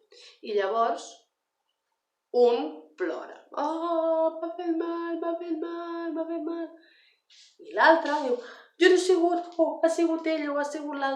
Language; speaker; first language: Catalan; non-native, learner; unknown